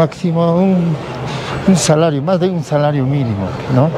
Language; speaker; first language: Spanish; native; Spanish